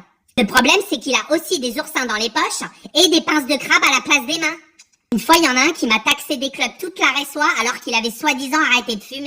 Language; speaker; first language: French; native; French